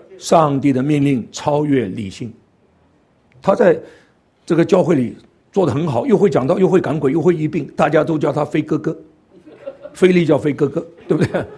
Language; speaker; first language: Chinese; non-native, local second language; Cantonese